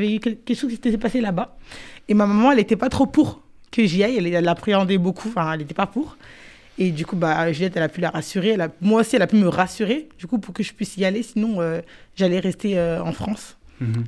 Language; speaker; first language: French; native; French